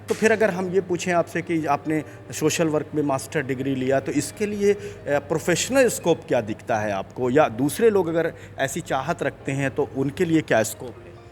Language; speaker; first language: Hindi; native; Hindi